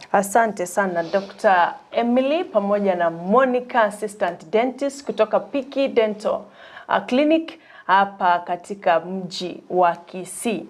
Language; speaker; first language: Swahili; non-native, local second language; Gusii